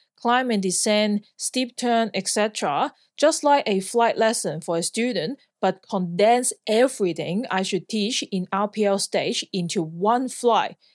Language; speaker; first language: English; non-native, local second language; Cantonese